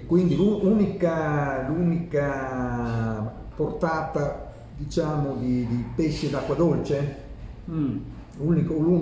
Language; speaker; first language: Italian; native; Italian